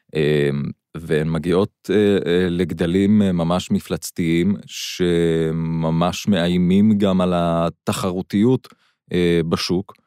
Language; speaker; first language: Hebrew; non-native, local second language; Arabic